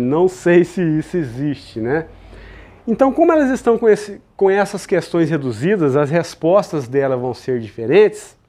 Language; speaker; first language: Portuguese; native; Portuguese